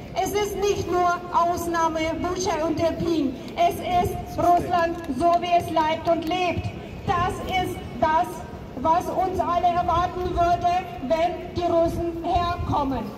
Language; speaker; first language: German; non-native, fluent; Ukrainian